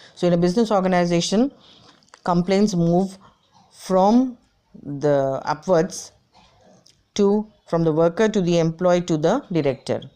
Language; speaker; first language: English; non-native, local second language; Gujarati